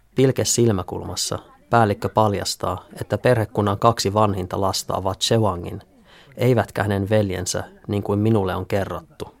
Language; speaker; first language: Finnish; native; Finnish